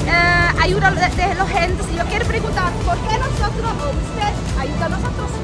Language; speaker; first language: Spanish; non-native, learner; German